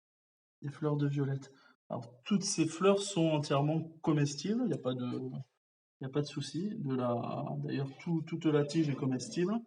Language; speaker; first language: French; native; French